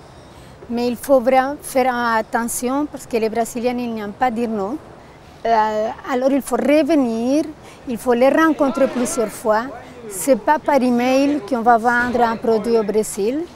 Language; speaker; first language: French; non-native, fluent; Portuguese